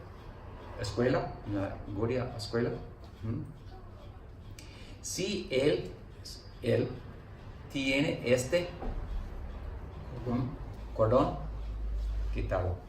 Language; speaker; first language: Spanish; non-native, learner; English